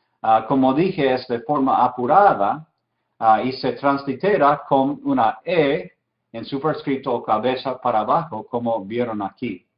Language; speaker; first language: Spanish; non-native, fluent; English